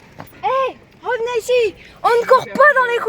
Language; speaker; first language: French; native; French